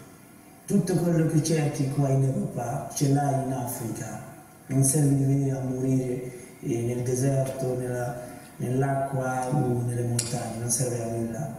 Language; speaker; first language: Italian; non-native, fluent; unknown